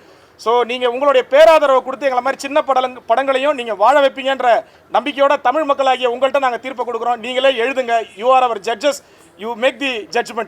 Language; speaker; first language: Tamil; native; Tamil